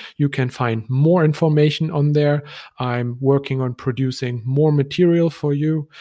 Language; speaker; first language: English; non-native, fluent; German